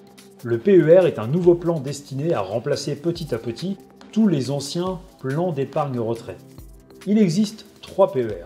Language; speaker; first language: French; native; French